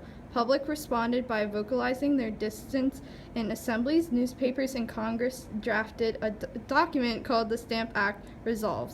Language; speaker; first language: English; native; English